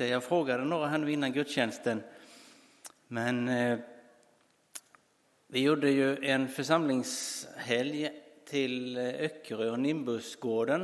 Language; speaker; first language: Swedish; native; Swedish